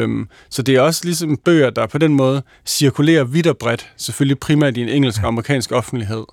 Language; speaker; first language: Danish; native; Danish